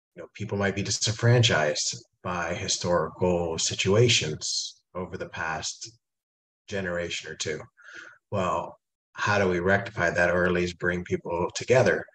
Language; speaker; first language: English; native; English